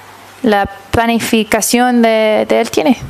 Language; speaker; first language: Spanish; early bilingual, heritage; English